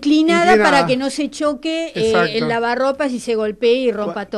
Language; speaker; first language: Spanish; native; Spanish